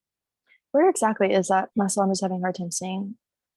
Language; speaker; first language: English; native; English